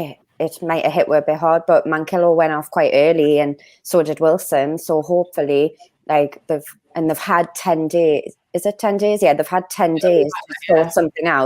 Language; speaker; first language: English; native; English